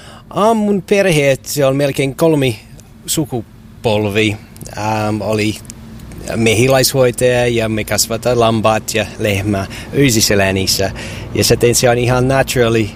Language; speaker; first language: Finnish; non-native, learner; English